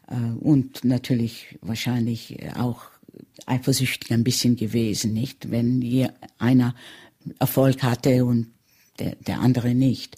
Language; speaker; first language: German; early bilingual, heritage; German